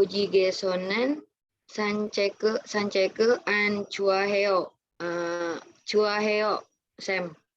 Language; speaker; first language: Korean; non-native, learner; Indonesian